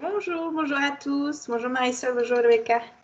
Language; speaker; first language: French; native; French